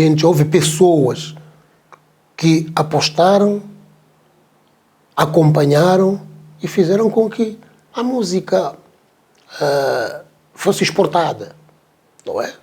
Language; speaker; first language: Portuguese; non-native, local second language; Tsonga